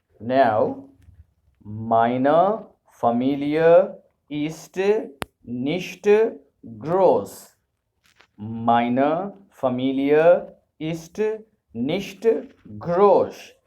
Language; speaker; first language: German; non-native, learner; Urdu